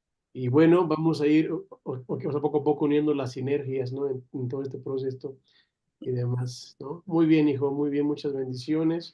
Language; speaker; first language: Spanish; native; Spanish